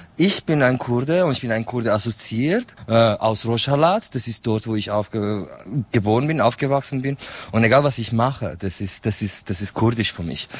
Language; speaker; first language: German; non-native, fluent; Kurdish